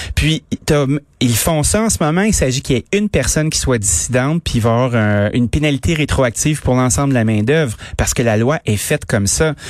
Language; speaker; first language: French; native; French